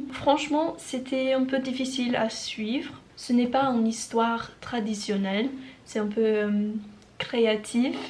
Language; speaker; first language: French; non-native, learner; English